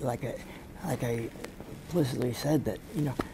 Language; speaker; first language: English; native; English